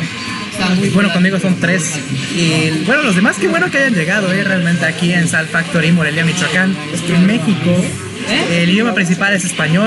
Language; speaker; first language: Spanish; native; Spanish